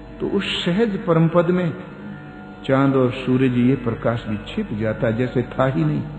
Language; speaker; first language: Hindi; native; Hindi